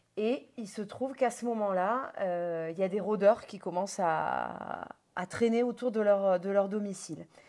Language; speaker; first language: French; native; French